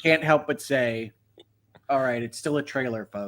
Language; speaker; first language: English; native; English